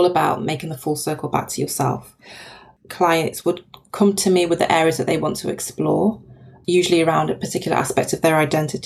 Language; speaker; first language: English; native; English